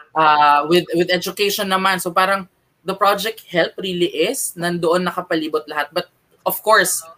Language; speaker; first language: English; non-native, local second language; Filipino